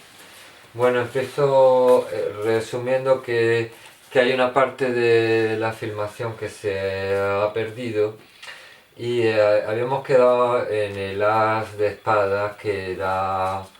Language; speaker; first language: Spanish; early bilingual, heritage; Spanish